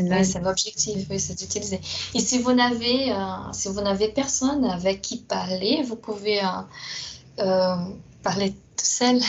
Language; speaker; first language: French; non-native, fluent; Portuguese